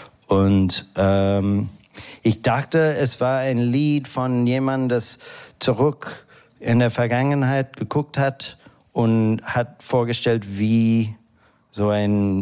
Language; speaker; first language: German; non-native, fluent; English